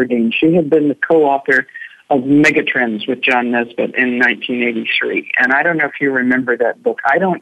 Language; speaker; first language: English; native; English